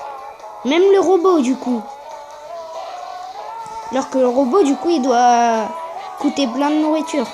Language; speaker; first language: French; native; French